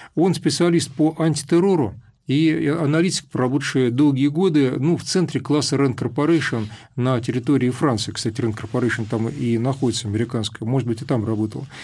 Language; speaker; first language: Russian; native; Russian